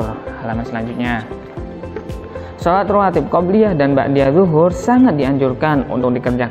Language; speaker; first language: Indonesian; native; Indonesian